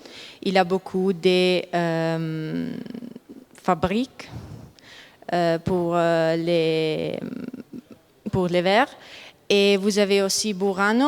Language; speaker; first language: French; non-native, learner; Italian